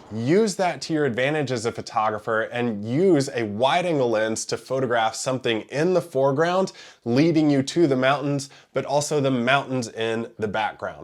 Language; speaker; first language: English; native; English